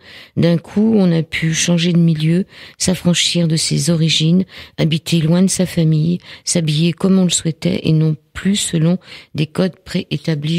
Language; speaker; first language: French; native; French